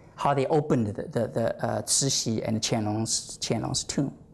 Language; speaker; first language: English; non-native, fluent; Chinese